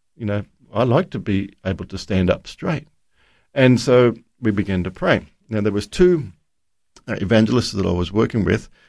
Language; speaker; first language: English; native; English